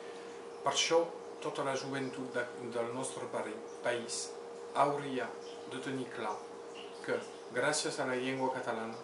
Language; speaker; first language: Catalan; non-native, local second language; French